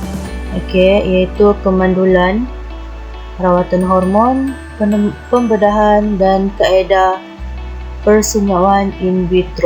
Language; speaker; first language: Malay; native; Malay